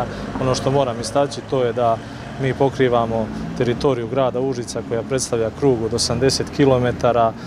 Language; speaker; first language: Serbian; native; Serbian